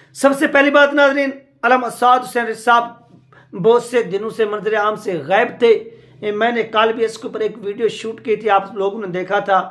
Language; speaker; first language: Urdu; non-native, local second language; Punjabi